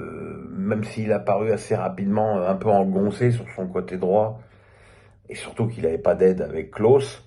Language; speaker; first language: French; native; French